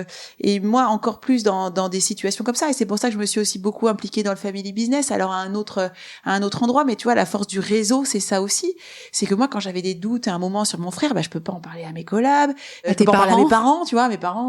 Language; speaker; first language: French; native; French